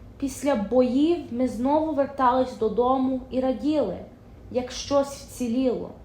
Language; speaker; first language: Ukrainian; early bilingual, heritage; Ukrainian